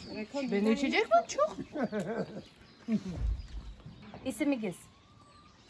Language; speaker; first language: Turkish; non-native, learner; Russian